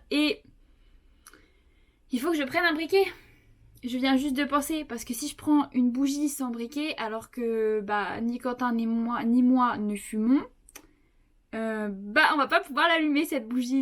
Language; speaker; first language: French; native; French